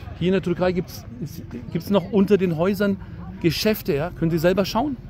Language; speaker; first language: German; early bilingual, other home language; Turkish